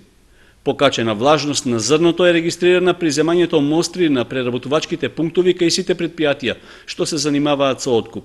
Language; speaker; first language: Macedonian; native; Macedonian